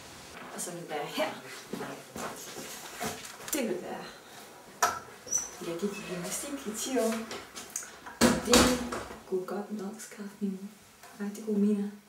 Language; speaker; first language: Danish; non-native, fluent; Romanian